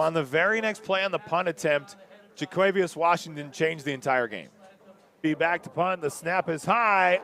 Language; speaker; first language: English; native; English